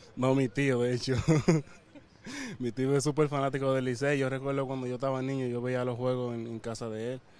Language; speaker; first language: Spanish; native; Spanish